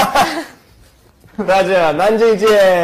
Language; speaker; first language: Chinese; non-native, learner; Korean